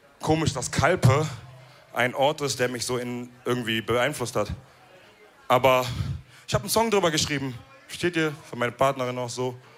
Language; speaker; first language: German; early bilingual, other home language; Wolof